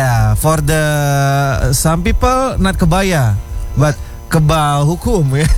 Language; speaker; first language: English; non-native, learner; Indonesian